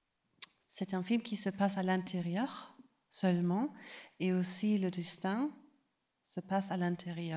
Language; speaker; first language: French; non-native, fluent; German